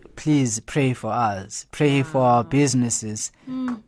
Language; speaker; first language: English; non-native, local second language; Zulu